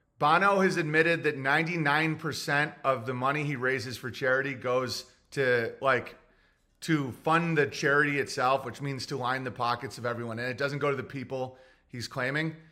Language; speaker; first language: English; native; English